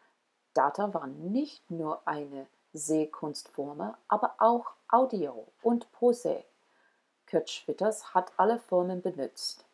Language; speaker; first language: German; non-native, learner; English